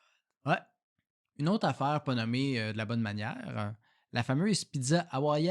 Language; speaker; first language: French; native; French